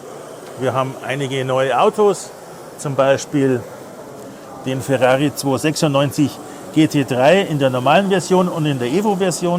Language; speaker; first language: German; native; German